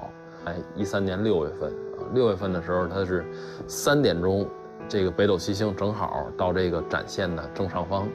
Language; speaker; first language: Chinese; native; Chinese